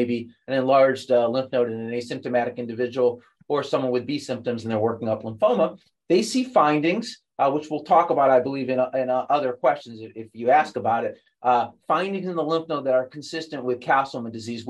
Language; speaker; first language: English; native; English